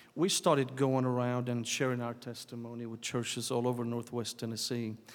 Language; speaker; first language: English; non-native, fluent; Arabic